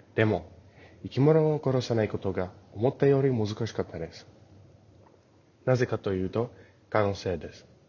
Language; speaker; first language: Japanese; non-native, learner; English